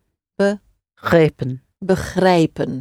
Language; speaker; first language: Dutch; non-native, fluent; English